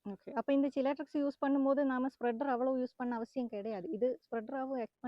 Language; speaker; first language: Tamil; non-native, local second language; Malayalam